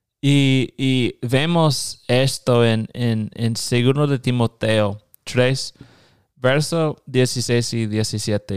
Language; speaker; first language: Spanish; non-native, fluent; English